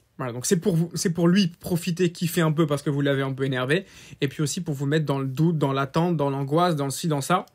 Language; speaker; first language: French; native; French